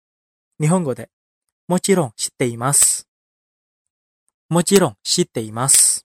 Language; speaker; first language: Japanese; non-native, fluent; Indonesian